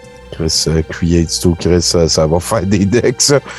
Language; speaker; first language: French; native; French